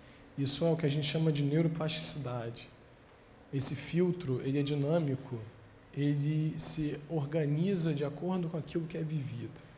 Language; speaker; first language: Portuguese; native; Portuguese